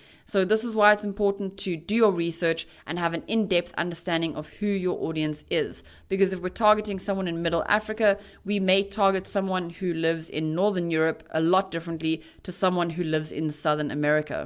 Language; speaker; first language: English; native; English